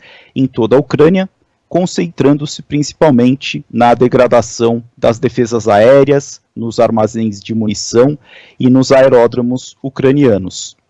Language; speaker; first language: Portuguese; native; Portuguese